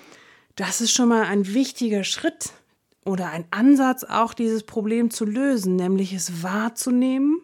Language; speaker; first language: German; native; German